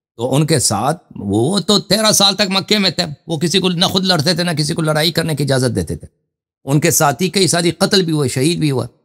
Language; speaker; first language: Urdu; non-native, fluent; Persian